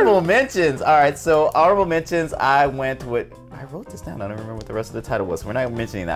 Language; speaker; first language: English; native; English